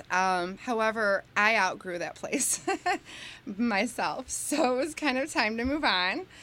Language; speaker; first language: English; native; English